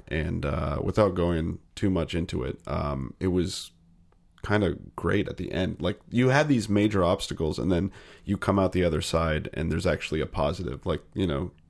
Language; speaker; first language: English; native; English